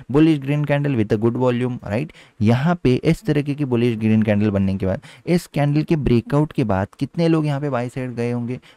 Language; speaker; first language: Hindi; native; Hindi